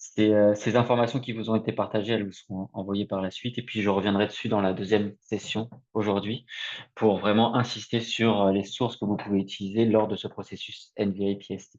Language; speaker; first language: French; native; French